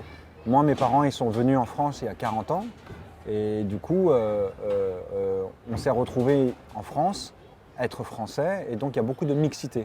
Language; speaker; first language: French; early bilingual, other home language; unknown